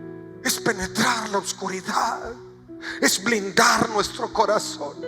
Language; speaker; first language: Spanish; native; Spanish